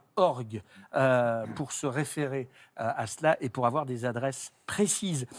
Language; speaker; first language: French; native; French